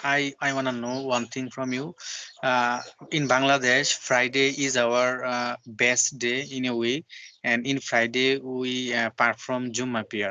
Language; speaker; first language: English; non-native, learner; Bangla